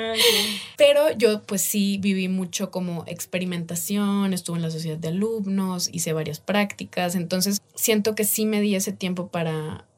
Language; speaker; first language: Spanish; native; Spanish